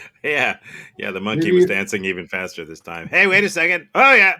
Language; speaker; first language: English; native; English